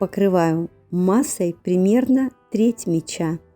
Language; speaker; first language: Russian; native; Russian